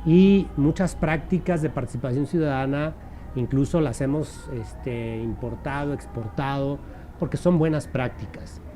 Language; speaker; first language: Spanish; native; Spanish